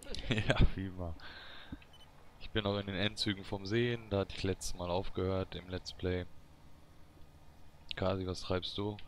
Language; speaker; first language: German; native; German